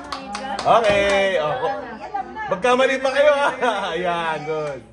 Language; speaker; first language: Filipino; native; Filipino